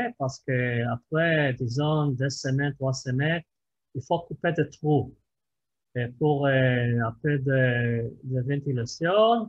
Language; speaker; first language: French; non-native, fluent; Hebrew